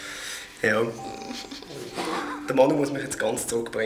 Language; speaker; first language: German; native; German